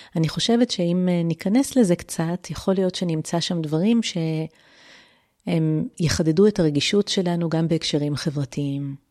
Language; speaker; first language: Hebrew; native; Hebrew